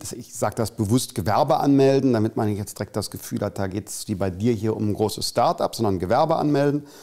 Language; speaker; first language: German; native; German